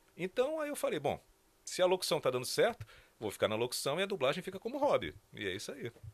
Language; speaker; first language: Portuguese; native; Portuguese